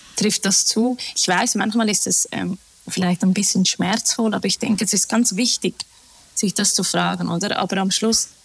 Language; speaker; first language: German; early bilingual, other home language; Turkish